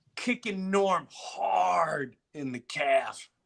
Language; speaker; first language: English; native; English